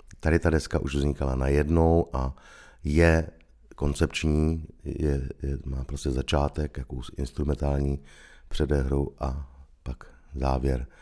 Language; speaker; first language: Czech; native; Czech